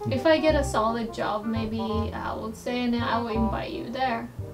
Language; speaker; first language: English; non-native, fluent; Japanese